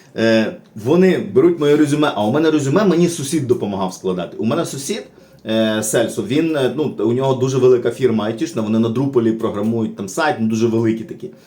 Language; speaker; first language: Ukrainian; native; Ukrainian